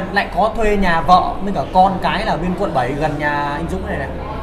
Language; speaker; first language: Vietnamese; native; Vietnamese